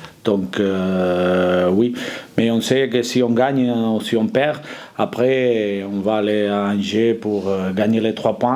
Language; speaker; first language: French; non-native, fluent; Spanish